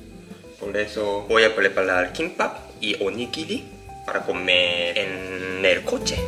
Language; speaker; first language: Spanish; non-native, learner; Japanese